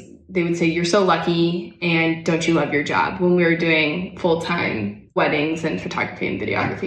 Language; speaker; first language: English; native; English